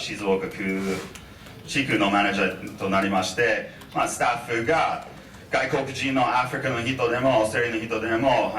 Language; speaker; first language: Japanese; non-native, fluent; English